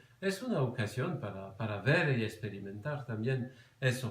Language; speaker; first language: Spanish; non-native, fluent; French